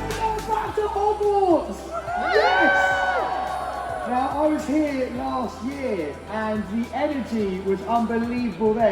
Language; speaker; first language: English; native; English